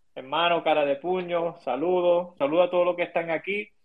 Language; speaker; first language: Spanish; early bilingual, heritage; Spanish